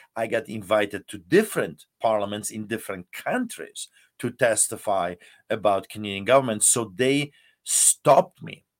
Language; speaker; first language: English; non-native, fluent; Polish